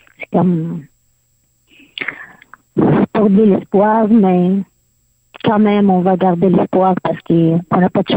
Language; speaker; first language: French; non-native, learner; Arabic